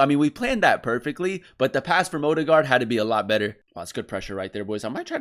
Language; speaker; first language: English; native; English